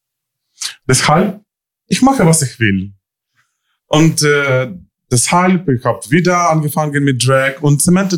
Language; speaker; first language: German; non-native, learner; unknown